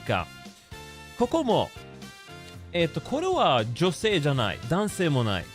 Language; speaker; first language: Japanese; non-native, learner; English